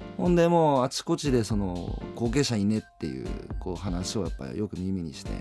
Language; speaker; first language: Japanese; native; Japanese